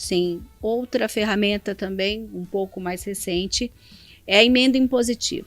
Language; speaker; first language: Portuguese; native; Portuguese